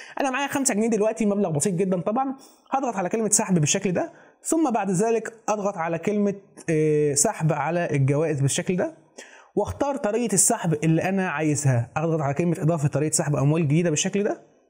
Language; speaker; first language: Arabic; native; Arabic